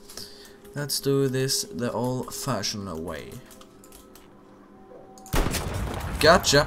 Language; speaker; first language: English; non-native, fluent; Swedish